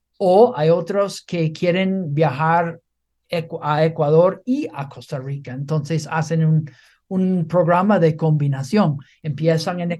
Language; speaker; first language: Spanish; non-native, fluent; English